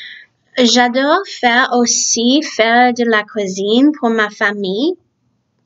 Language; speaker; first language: French; early bilingual, other home language; Czech